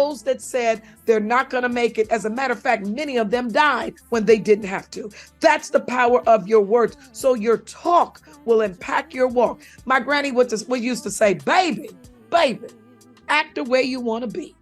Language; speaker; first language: English; native; English